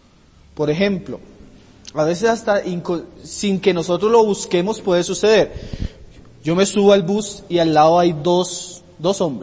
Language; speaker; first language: Spanish; native; Spanish